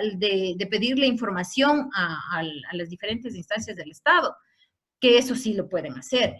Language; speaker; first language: Spanish; native; Spanish